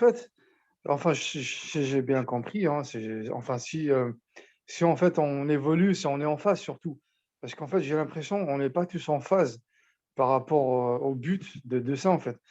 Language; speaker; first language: French; non-native, local second language; Arabic